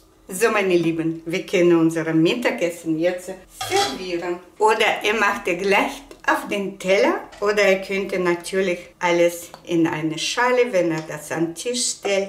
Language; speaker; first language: German; non-native, fluent; Russian